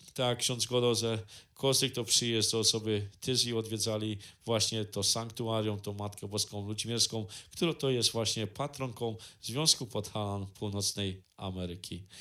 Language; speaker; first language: Polish; native; Polish